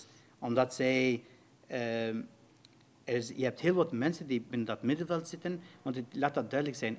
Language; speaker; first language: Dutch; non-native, fluent; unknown